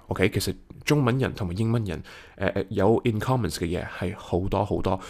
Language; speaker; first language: Cantonese; early bilingual, heritage; Cantonese